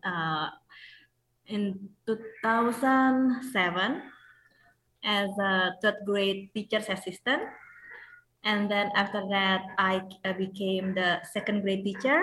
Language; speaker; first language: English; non-native, fluent; Indonesian